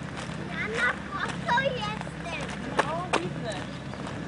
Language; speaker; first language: Polish; early bilingual, other home language; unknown